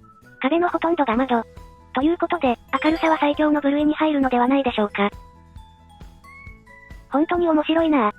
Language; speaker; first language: Japanese; native; Japanese